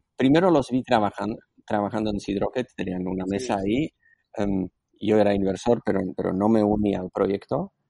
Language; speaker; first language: Spanish; non-native, fluent; Slovak